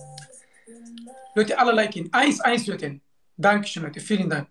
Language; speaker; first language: German; non-native, learner; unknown